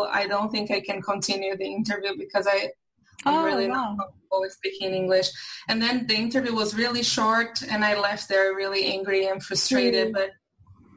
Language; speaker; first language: English; non-native, fluent; Portuguese